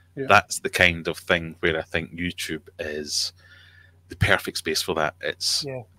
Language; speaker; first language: English; native; English